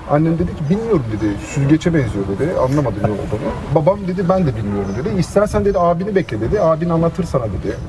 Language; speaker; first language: Turkish; native; Turkish